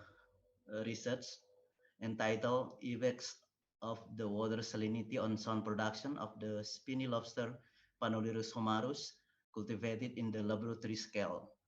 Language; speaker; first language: English; non-native, learner; Indonesian